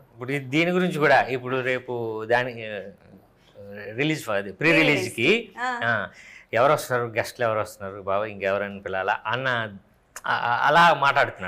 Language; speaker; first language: Telugu; native; Telugu